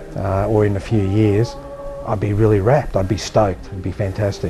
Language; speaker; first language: English; native; English